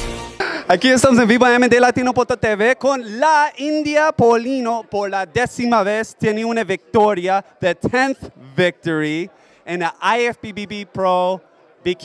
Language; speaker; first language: Spanish; non-native, fluent; English